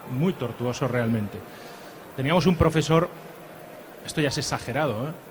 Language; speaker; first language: Spanish; native; Spanish